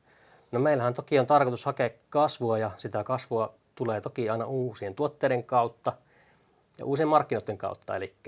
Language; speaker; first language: Finnish; native; Finnish